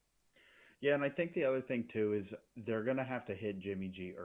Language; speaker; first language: English; native; English